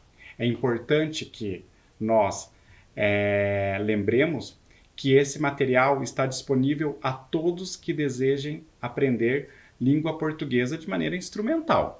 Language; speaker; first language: Portuguese; native; Portuguese